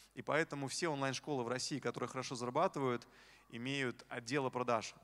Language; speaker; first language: Russian; native; Russian